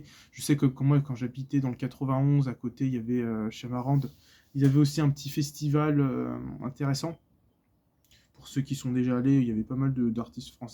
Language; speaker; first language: French; native; French